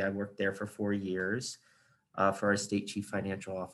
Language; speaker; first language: English; native; English